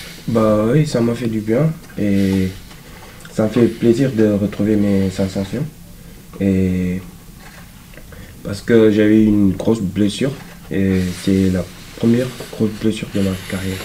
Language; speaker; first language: French; non-native, local second language; Wolof